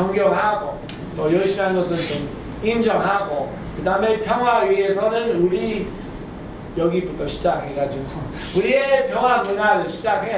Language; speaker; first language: Korean; non-native, fluent; English